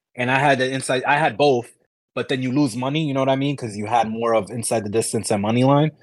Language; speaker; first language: English; early bilingual, other home language; Spanish